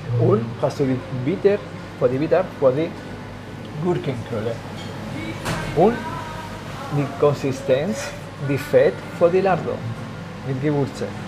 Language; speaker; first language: German; non-native, learner; Spanish